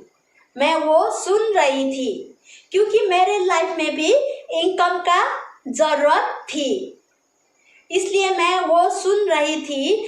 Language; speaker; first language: Hindi; non-native, local second language; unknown